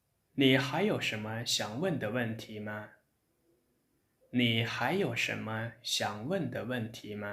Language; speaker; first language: Chinese; non-native, fluent; Lao